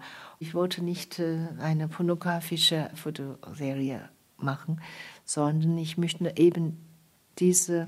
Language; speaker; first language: German; non-native, fluent; Chinese